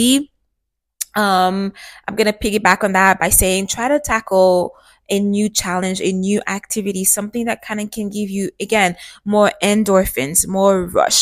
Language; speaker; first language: English; native; English